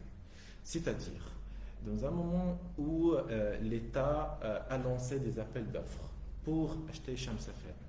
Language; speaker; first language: French; non-native, local second language; Arabic